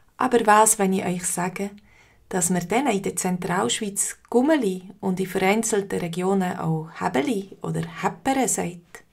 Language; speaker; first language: German; native; German